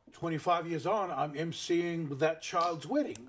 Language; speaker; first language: English; native; English